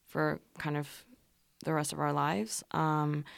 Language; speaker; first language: English; non-native, fluent; Korean